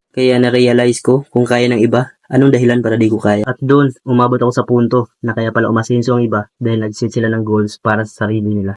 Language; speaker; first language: Filipino; non-native, local second language; Cebuano